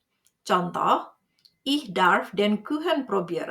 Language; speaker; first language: German; non-native, fluent; Indonesian